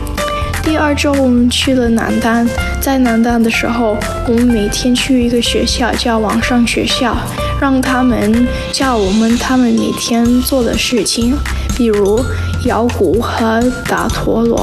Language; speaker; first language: Chinese; non-native, learner; English